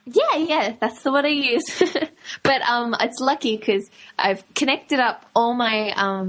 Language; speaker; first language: English; native; English